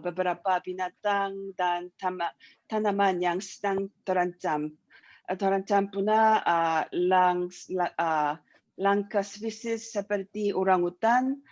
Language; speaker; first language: Indonesian; non-native, learner; Korean